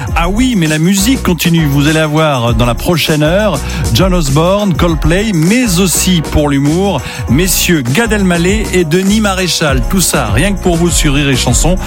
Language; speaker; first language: French; native; French